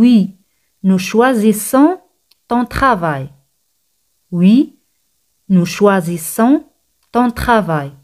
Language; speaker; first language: French; non-native, fluent; Spanish